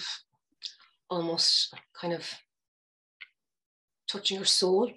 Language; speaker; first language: English; native; English